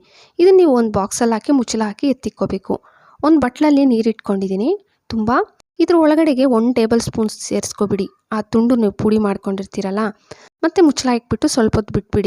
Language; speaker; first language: Kannada; native; Kannada